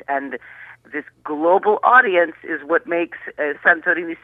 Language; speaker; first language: English; native; English